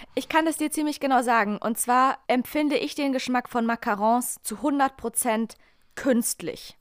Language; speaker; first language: German; native; German